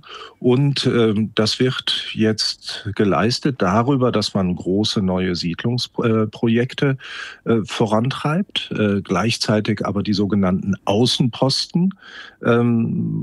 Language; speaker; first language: German; native; German